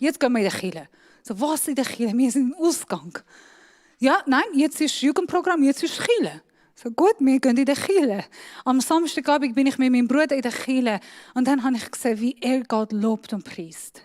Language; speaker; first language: German; non-native, fluent; Persian